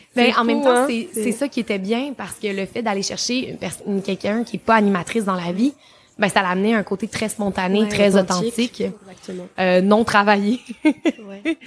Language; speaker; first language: French; native; French